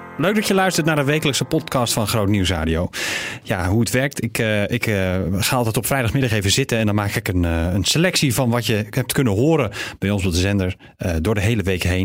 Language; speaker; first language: Dutch; native; Dutch